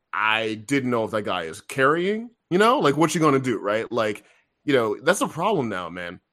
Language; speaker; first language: English; native; English